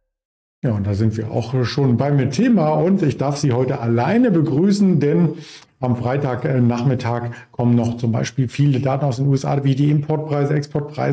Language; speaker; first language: German; native; German